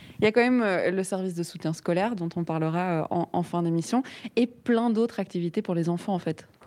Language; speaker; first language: French; native; French